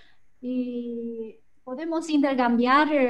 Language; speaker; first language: Spanish; non-native, fluent; Chinese